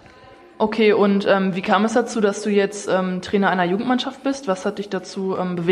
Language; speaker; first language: German; native; German